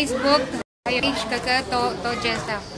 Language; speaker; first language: Chinese; non-native, fluent; Filipino